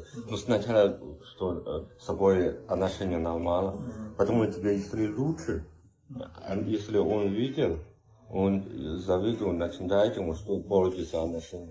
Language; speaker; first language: Russian; non-native, learner; Chinese